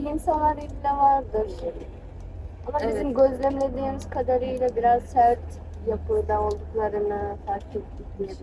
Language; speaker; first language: Turkish; non-native, fluent; Kyrgyz